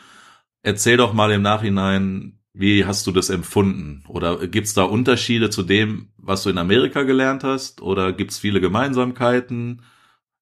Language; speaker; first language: German; native; German